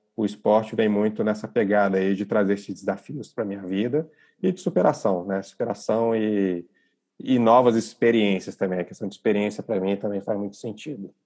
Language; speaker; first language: Portuguese; native; Portuguese